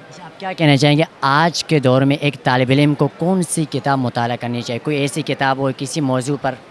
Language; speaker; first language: Urdu; native; Urdu